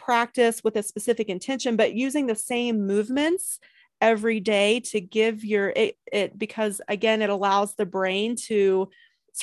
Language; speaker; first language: English; native; English